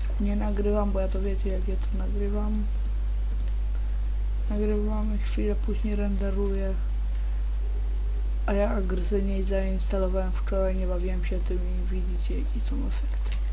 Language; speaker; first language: Polish; native; Polish